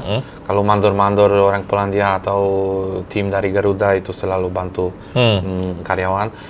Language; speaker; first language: Indonesian; non-native, fluent; Polish